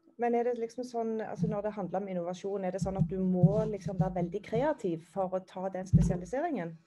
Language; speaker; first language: Norwegian; native; Norwegian